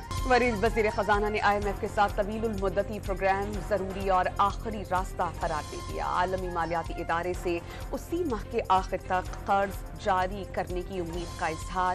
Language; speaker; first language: Urdu; native; Urdu